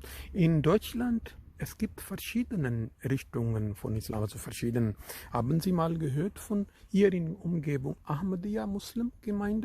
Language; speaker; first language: German; non-native, fluent; Urdu